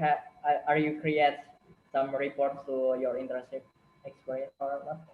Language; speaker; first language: English; non-native, learner; Indonesian